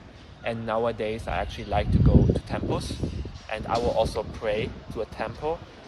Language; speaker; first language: English; non-native, fluent; German